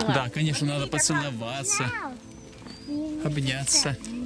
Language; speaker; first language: Russian; native; Russian